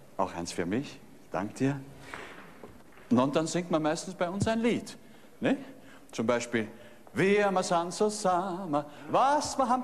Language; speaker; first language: German; native; German